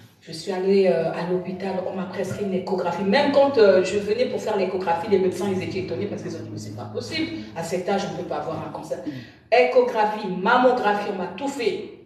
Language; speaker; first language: French; non-native, local second language; Lingala